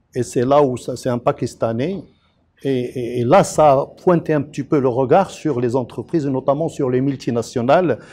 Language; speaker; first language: French; non-native, local second language; Arabic